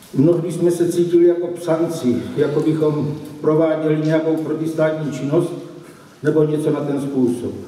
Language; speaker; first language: Czech; native; Czech